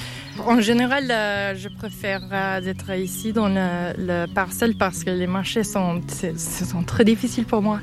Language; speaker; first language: French; non-native, learner; English